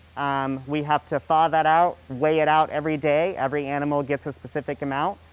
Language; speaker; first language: English; native; English